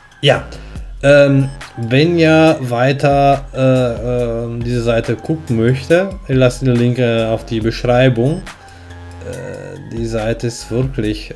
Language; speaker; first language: German; non-native, fluent; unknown